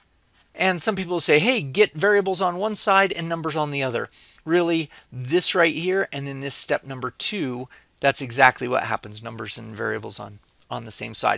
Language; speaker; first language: English; native; English